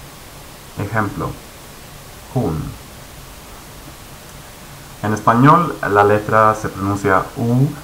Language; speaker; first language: Spanish; non-native, fluent; Swedish